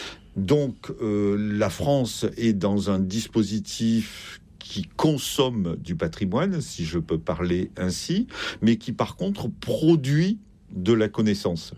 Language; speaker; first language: French; native; French